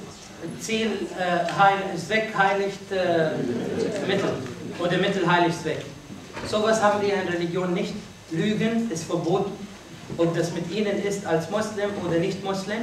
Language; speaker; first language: German; non-native, fluent; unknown